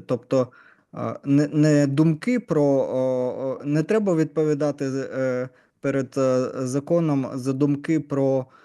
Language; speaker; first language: Ukrainian; non-native, learner; Russian